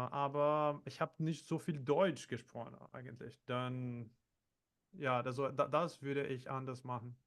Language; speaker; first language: German; non-native, fluent; Portuguese